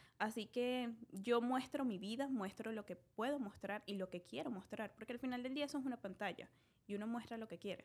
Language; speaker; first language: Spanish; native; Spanish